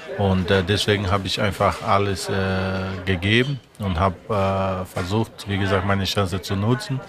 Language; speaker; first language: German; non-native, fluent; Portuguese